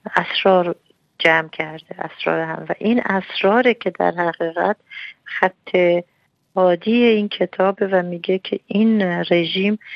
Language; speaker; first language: Persian; non-native, local second language; Armenian